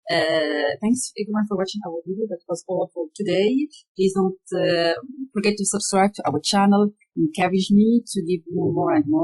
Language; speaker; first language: English; non-native, fluent; Arabic